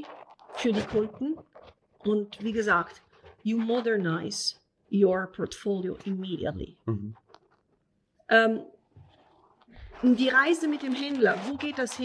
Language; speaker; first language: German; non-native, fluent; Italian